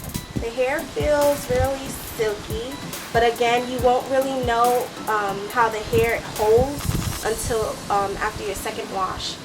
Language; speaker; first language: English; native; English